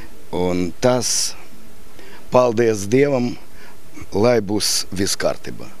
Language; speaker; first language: Latvian; non-native, local second language; Russian